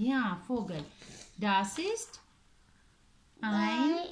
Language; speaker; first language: German; non-native, fluent; Ukrainian